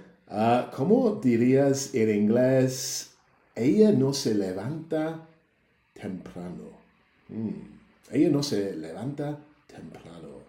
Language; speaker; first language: Spanish; non-native, fluent; English